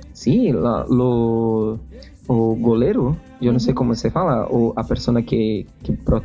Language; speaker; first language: Spanish; non-native, fluent; Portuguese